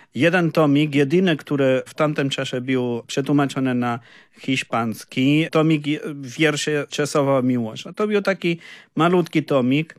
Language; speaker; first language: Polish; non-native, fluent; Spanish